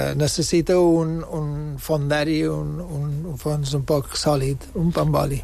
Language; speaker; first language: Catalan; non-native, local second language; English